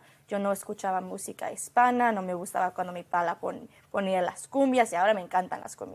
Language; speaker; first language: Spanish; early bilingual, heritage; Spanish